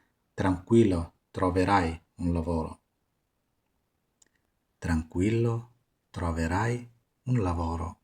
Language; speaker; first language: Italian; non-native, fluent; Somali